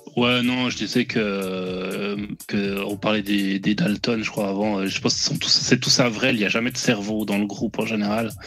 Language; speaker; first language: French; native; French